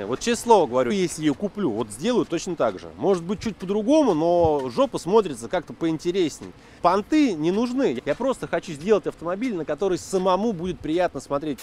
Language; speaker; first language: Russian; native; Russian